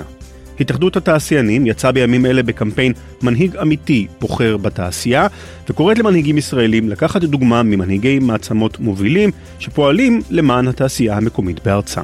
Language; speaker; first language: Hebrew; native; Hebrew